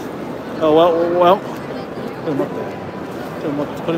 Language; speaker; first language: Japanese; non-native, fluent; Chinese